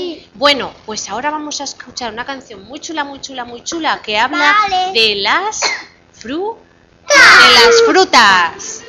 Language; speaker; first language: Spanish; native; Spanish